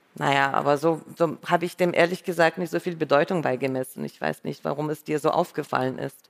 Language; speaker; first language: German; non-native, fluent; Russian